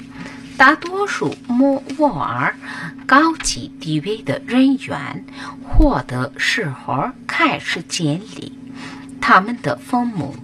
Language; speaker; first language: Chinese; non-native, fluent; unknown